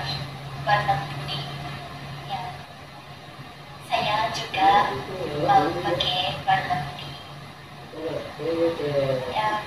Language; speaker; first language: Indonesian; non-native, learner; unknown